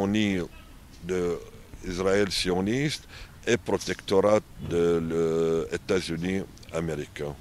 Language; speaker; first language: French; non-native, learner; Arabic